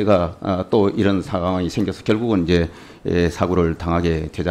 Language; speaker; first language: Korean; native; Korean